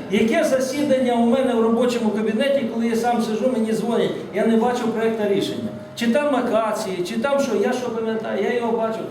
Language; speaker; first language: Ukrainian; native; Ukrainian